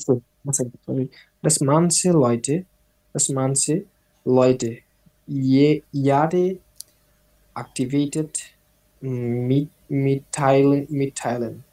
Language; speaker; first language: German; non-native, learner; Bangla